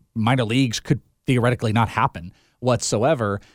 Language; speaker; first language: English; native; English